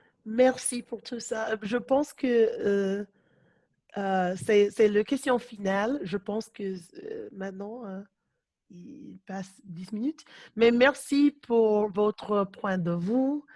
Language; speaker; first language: French; non-native, learner; English